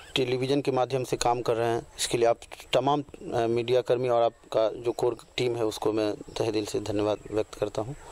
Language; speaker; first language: Hindi; non-native, local second language; Maithili